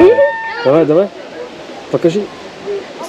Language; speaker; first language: Russian; non-native, learner; English